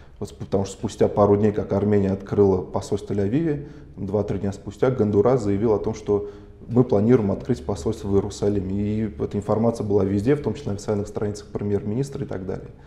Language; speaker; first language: Russian; non-native, local second language; Armenian